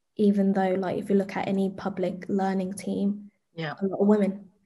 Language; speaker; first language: English; native; English